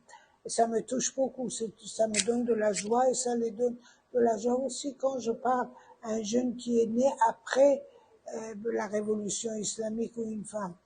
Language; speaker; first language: French; non-native, fluent; Persian